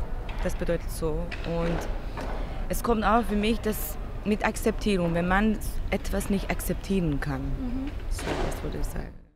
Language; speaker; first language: German; non-native, learner; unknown